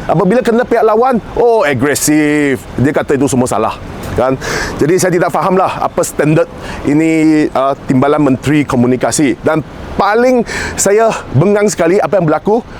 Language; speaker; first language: Malay; non-native, local second language; Chinese